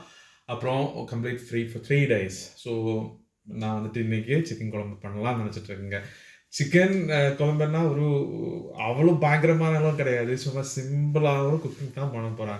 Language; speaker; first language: Tamil; non-native, learner; Malayalam